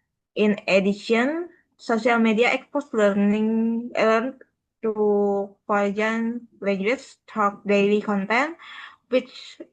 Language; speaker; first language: English; non-native, learner; Indonesian